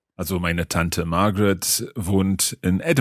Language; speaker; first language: German; non-native, fluent; English